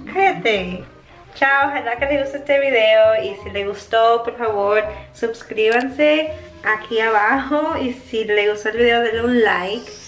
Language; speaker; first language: Spanish; early bilingual, heritage; Spanish